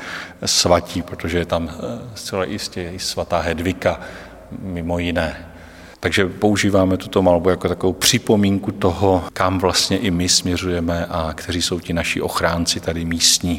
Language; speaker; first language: Czech; native; Czech